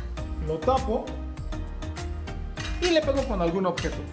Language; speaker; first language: Spanish; native; Spanish